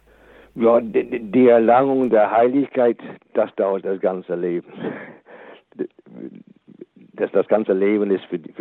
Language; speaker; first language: German; non-native, fluent; English